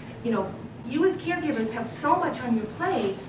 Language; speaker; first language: English; native; English